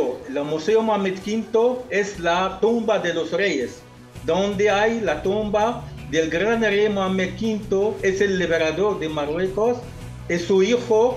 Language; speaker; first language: Spanish; non-native, fluent; Arabic